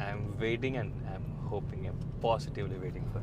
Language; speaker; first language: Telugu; non-native, learner; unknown